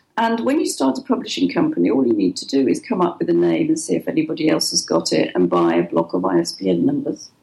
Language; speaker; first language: English; native; English